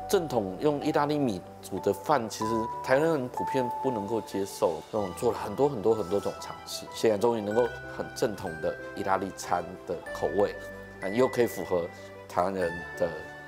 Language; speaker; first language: Chinese; native; Chinese